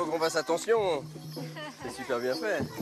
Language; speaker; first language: French; native; French